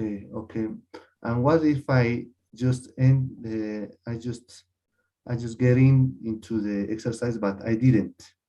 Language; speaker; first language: English; non-native, learner; Spanish